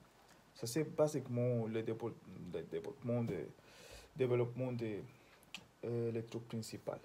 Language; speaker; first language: French; non-native, learner; Spanish